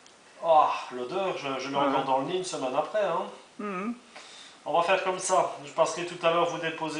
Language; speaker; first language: French; native; French